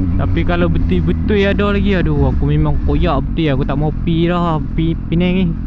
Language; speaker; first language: Malay; native; Malay